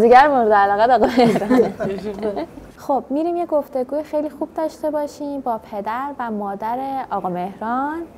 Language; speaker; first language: Persian; native; Persian